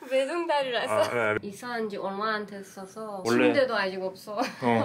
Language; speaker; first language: Korean; non-native, learner; Persian